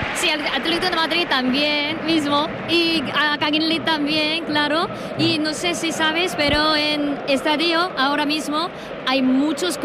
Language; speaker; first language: Spanish; non-native, learner; Korean